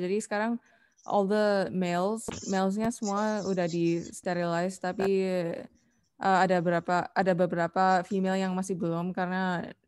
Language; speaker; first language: Indonesian; non-native, learner; English